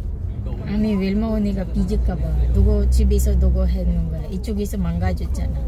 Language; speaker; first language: Korean; non-native, learner; Filipino